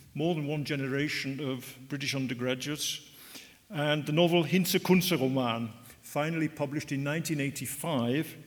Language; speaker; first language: English; native; English